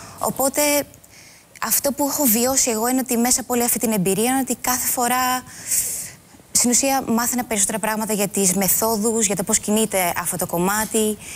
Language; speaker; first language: Greek; early bilingual, heritage; Greek